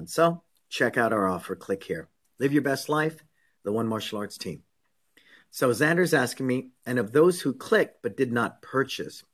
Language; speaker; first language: English; native; English